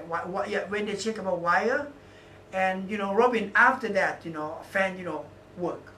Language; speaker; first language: English; non-native, learner; Thai